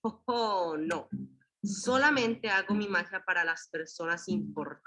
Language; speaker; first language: Spanish; non-native, learner; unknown